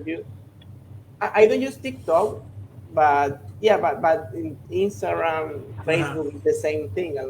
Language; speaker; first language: English; non-native, learner; Spanish